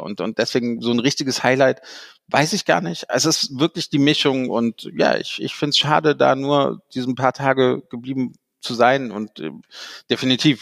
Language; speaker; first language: German; native; German